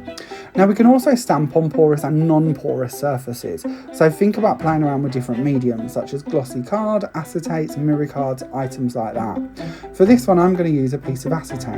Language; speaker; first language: English; native; English